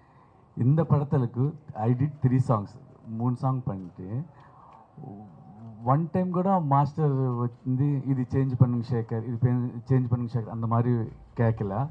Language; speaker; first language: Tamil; non-native, learner; Telugu